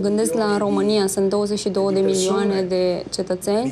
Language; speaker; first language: Romanian; non-native, fluent; Italian